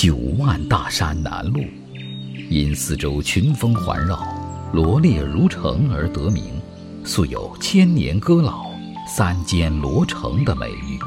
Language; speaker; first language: Chinese; native; Chinese